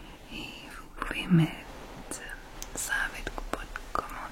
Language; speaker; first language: French; non-native, fluent; English